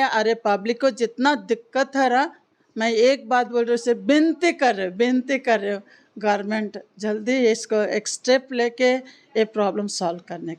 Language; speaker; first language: Hindi; non-native, local second language; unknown